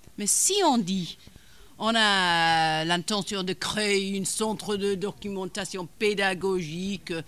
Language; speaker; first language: French; non-native, fluent; English